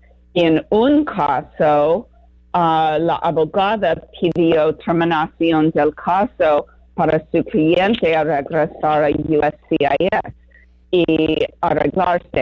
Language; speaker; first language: Spanish; non-native, learner; English